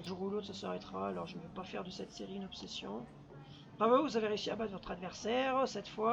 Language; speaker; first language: French; native; French